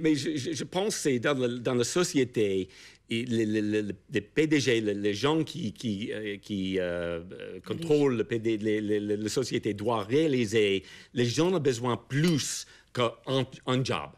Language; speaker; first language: French; non-native, fluent; English